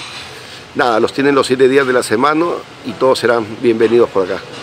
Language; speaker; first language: Spanish; native; Spanish